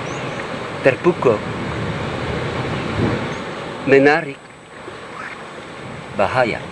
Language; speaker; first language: Indonesian; non-native, fluent; French